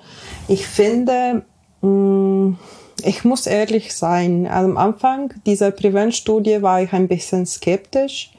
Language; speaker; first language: German; non-native, fluent; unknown